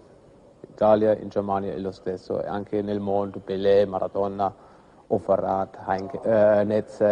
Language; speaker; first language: Italian; non-native, fluent; German